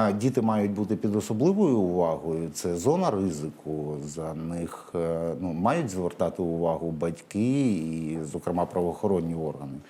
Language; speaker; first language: Ukrainian; native; Ukrainian